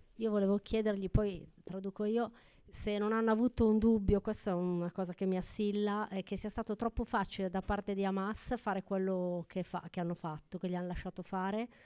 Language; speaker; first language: Italian; native; Italian